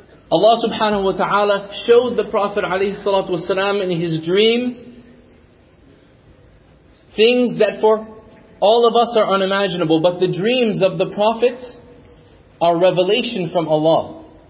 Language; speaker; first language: English; native; English